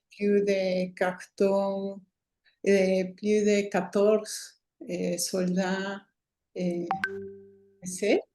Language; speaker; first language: French; non-native, learner; Spanish